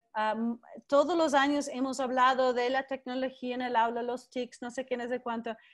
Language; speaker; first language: Spanish; non-native, fluent; English